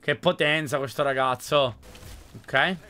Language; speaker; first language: Italian; native; Italian